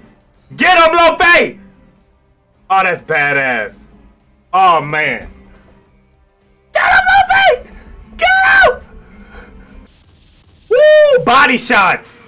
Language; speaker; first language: English; native; English